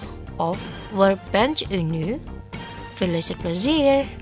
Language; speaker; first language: Dutch; non-native, learner; Indonesian